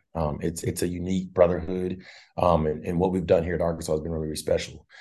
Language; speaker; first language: English; native; English